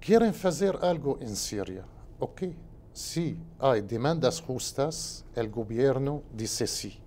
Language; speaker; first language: Spanish; non-native, learner; Arabic